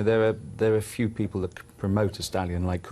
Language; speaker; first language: English; native; English